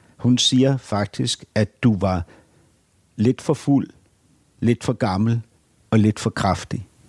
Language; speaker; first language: Danish; native; Danish